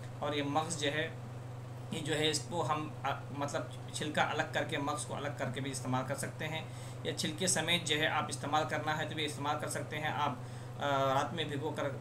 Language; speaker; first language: Urdu; native; Urdu